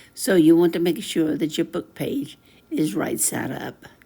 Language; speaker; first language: English; native; English